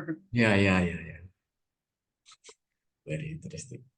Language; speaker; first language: English; non-native, learner; Indonesian